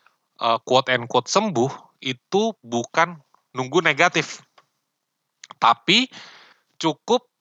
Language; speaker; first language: Indonesian; native; Indonesian